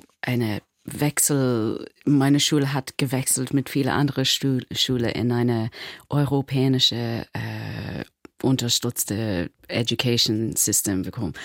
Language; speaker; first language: German; non-native, learner; English